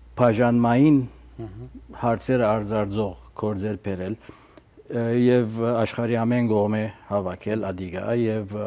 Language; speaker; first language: Armenian; early bilingual, heritage; Armenian